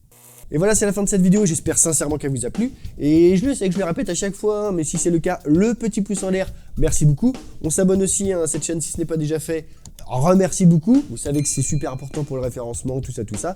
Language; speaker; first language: French; native; French